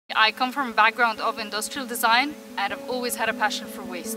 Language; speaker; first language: English; non-native, fluent; Arabic